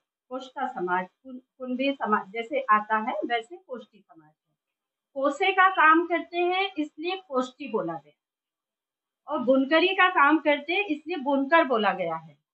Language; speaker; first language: Hindi; native; Hindi